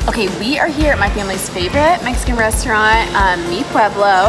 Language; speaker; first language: English; native; English